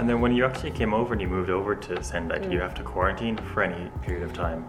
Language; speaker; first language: English; native; English